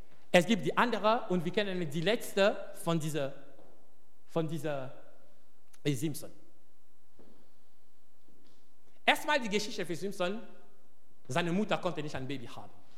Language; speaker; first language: German; non-native, fluent; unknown